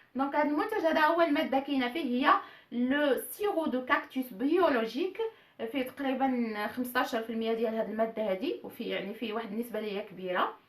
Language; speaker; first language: Arabic; native; Arabic